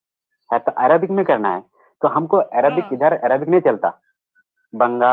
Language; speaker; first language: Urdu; non-native, local second language; Bangla